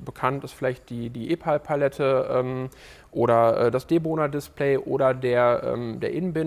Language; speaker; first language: German; native; German